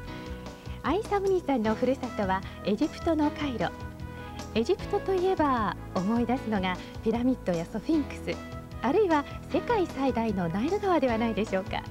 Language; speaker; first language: Japanese; native; Japanese